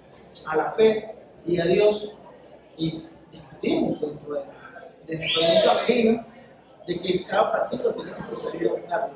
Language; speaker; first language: Spanish; native; Spanish